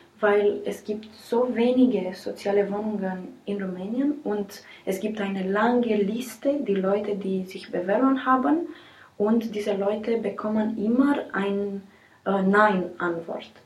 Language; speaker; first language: German; non-native, learner; Romanian